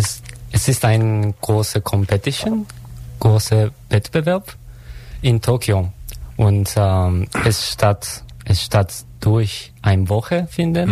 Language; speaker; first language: German; non-native, learner; Japanese